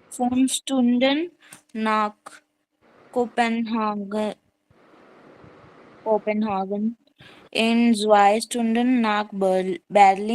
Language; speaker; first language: German; non-native, learner; Hindi